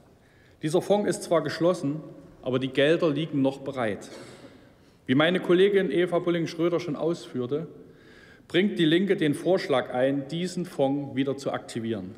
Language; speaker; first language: German; native; German